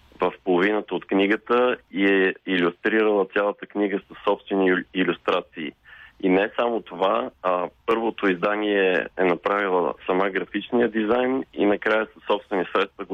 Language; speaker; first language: Bulgarian; native; Bulgarian